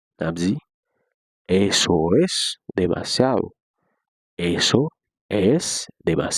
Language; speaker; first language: Spanish; non-native, learner; Haitian Creole